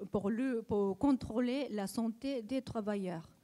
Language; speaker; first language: French; non-native, learner; Japanese